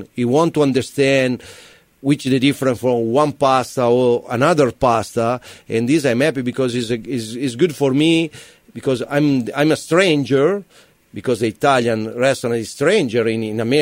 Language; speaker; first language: English; non-native, learner; Italian